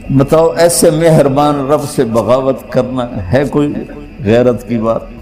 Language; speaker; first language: Urdu; non-native, local second language; Punjabi